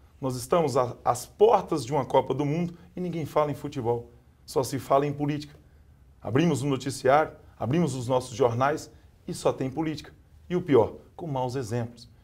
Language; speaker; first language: Portuguese; native; Portuguese